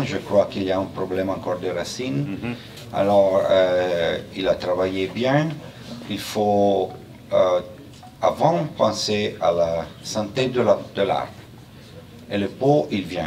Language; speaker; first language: French; non-native, fluent; Italian